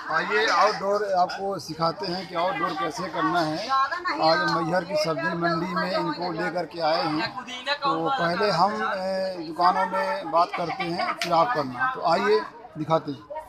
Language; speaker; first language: Hindi; native; Hindi